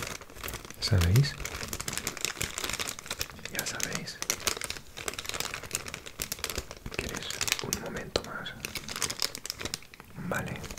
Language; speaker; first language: Spanish; non-native, learner; Welsh